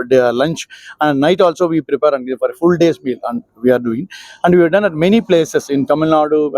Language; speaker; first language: English; non-native, local second language; Tamil